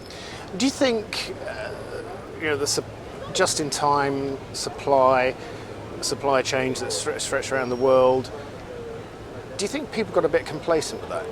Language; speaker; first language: English; native; English